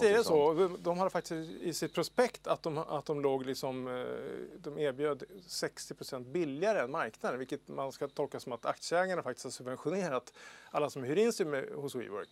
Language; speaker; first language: Swedish; native; Swedish